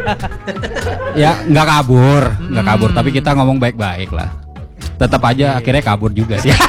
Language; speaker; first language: Indonesian; native; Indonesian